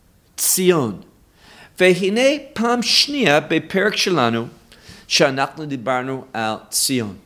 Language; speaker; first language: Hebrew; non-native, fluent; English